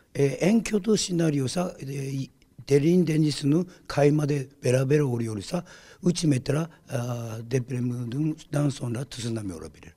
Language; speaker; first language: Turkish; non-native, learner; Japanese